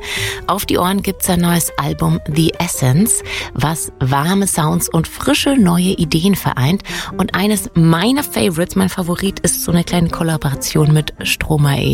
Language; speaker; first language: German; native; German